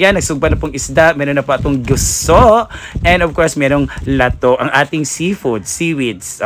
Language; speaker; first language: Filipino; non-native, local second language; Cebuano